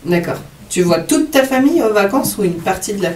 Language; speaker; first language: French; native; French